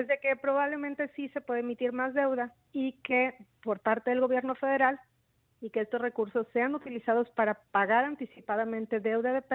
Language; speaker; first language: Spanish; native; Spanish